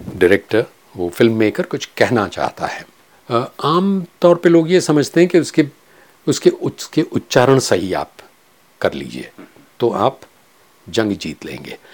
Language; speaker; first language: Hindi; non-native, local second language; Kachhi